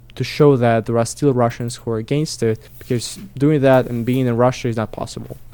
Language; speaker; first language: English; non-native, fluent; Russian